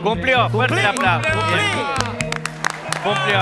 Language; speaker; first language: Spanish; native; Spanish